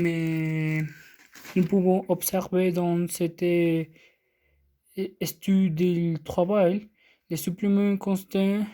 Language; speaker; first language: French; non-native, learner; Spanish